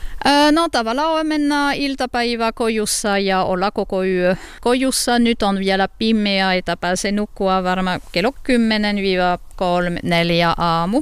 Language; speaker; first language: Finnish; non-native, fluent; French